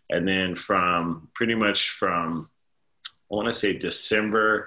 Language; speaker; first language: English; native; English